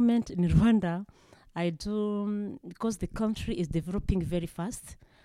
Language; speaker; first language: English; non-native, local second language; Kinyarwanda